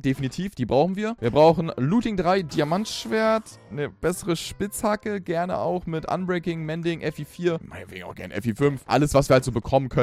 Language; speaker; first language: German; native; German